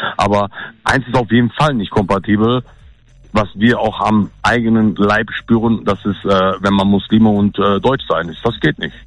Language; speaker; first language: German; native; German